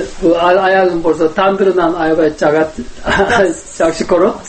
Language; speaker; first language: Kyrgyz; non-native, learner; Korean